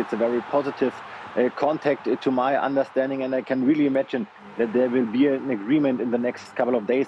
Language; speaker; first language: English; non-native, fluent; German